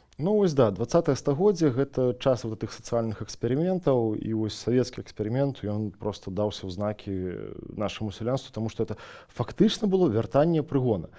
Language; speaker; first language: Belarusian; non-native, local second language; Russian